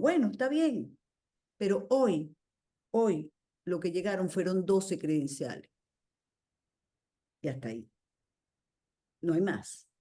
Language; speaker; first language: Spanish; native; Spanish